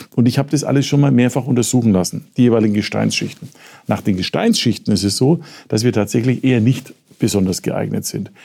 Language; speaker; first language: German; native; German